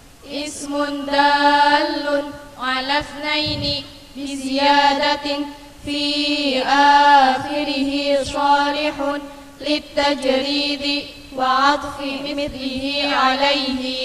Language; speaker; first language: Arabic; non-native, learner; Indonesian